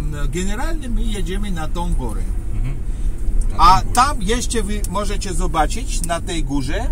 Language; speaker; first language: Polish; non-native, fluent; Georgian